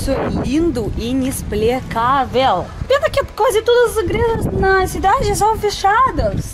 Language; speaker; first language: Portuguese; non-native, fluent; Russian